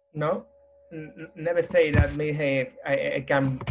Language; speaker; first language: English; non-native, learner; Spanish